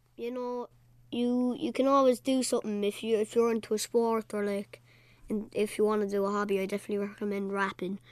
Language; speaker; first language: English; native; English